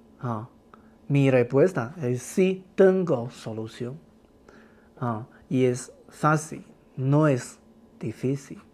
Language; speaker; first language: Spanish; non-native, learner; Chinese